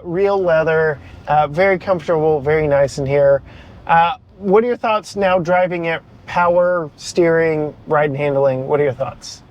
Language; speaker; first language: English; native; English